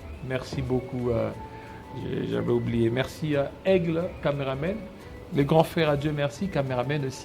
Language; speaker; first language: French; non-native, local second language; Lingala